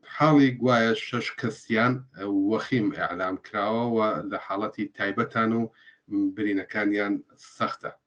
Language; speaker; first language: Central Kurdish; native; Central Kurdish